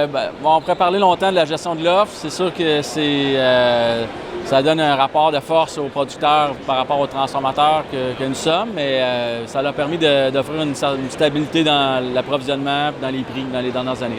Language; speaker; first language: French; native; French